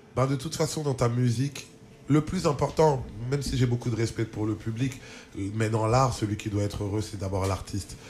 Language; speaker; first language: French; early bilingual, other home language; Lingala